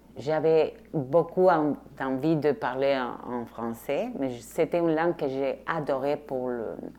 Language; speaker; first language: French; non-native, fluent; Spanish